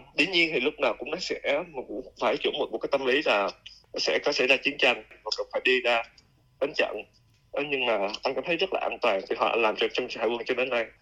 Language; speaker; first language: Vietnamese; native; Vietnamese